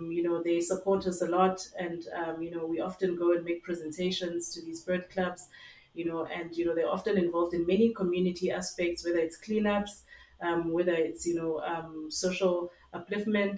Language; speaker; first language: English; non-native, local second language; Zulu